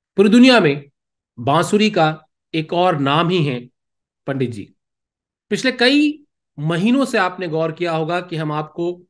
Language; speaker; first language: Hindi; native; Hindi